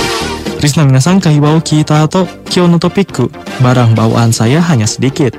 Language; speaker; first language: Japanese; non-native, fluent; Indonesian